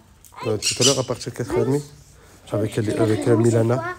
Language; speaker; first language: French; native; French